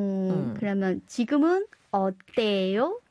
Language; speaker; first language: Korean; non-native, fluent; Chinese